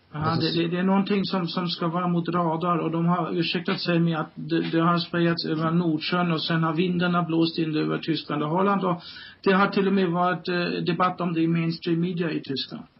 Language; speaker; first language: Swedish; non-native, fluent; German